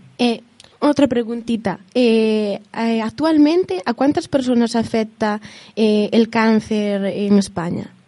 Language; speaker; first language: Spanish; native; Spanish